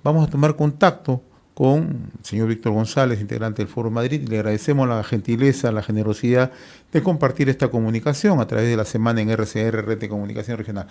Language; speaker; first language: Spanish; native; Spanish